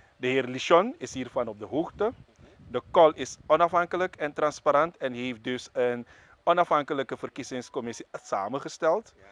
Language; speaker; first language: Dutch; native; Dutch